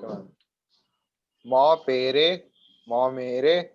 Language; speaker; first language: French; non-native, learner; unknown